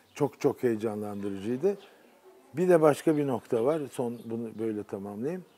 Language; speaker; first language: Turkish; native; Turkish